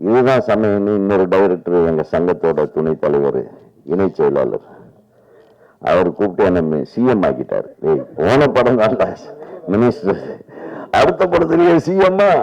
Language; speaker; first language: Tamil; native; Tamil